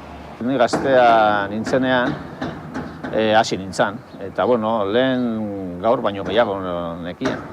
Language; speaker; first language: Basque; non-native, local second language; Spanish